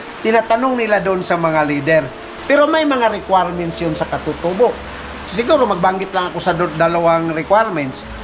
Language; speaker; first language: Filipino; non-native, local second language; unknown